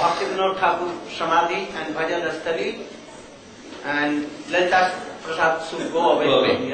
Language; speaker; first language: English; non-native, learner; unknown